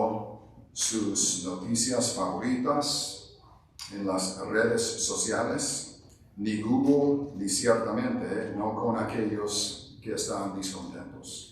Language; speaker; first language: Spanish; non-native, fluent; English